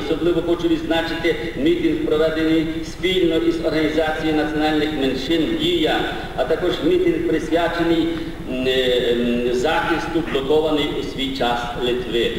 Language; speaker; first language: Ukrainian; native; Ukrainian